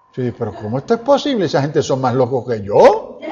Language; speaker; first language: Spanish; early bilingual, heritage; Spanish